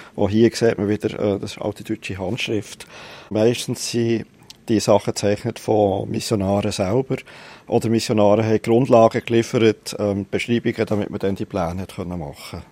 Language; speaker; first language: German; native; German